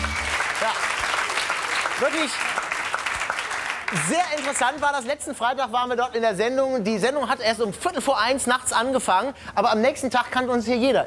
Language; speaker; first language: German; native; German